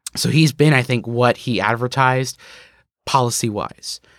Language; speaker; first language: English; native; English